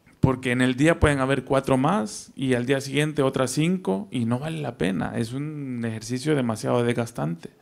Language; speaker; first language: Spanish; native; Spanish